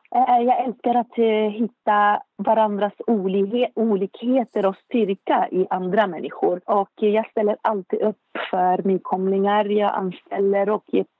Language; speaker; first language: Swedish; non-native, fluent; Arabic